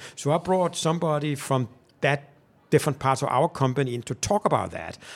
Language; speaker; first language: English; non-native, fluent; Danish